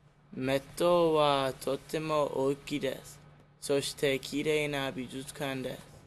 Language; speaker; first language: Japanese; non-native, learner; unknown